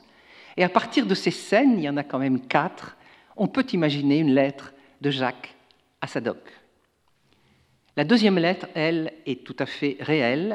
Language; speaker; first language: French; native; French